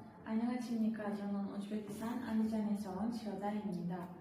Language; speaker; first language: Korean; non-native, learner; Uzbek